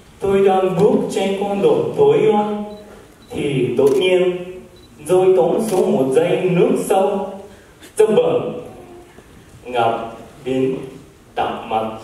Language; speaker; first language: Vietnamese; non-native, learner; Japanese